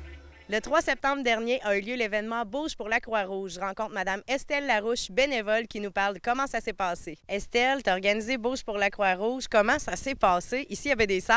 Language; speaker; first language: French; native; French